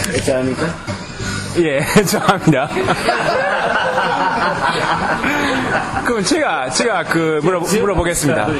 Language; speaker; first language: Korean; non-native, learner; Japanese